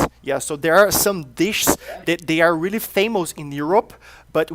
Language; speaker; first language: English; non-native, fluent; Portuguese